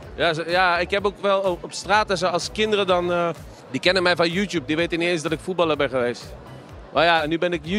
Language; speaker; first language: Dutch; native; Dutch